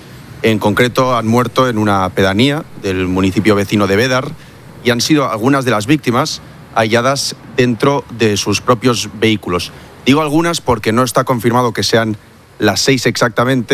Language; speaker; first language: Spanish; native; Spanish